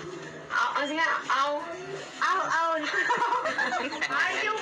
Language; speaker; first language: English; non-native, learner; Cebuano